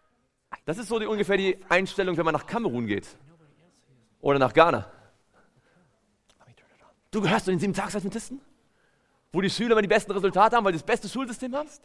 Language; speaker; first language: German; native; German